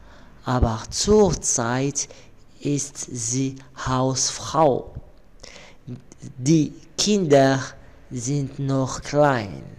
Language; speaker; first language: German; non-native, learner; Arabic